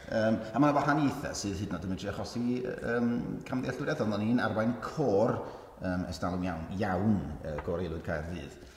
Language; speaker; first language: Welsh; native; Welsh